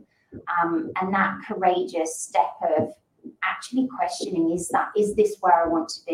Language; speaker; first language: English; native; English